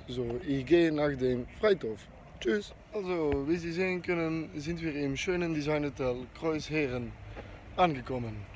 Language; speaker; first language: German; non-native, learner; Dutch